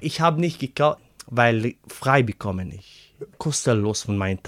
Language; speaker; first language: German; non-native, learner; Arabic